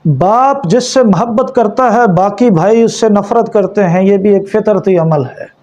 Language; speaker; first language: Urdu; non-native, local second language; Punjabi